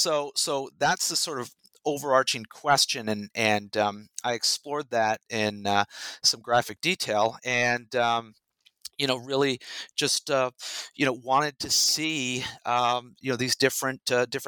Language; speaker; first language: English; native; English